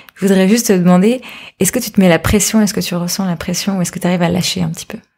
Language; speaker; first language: French; native; French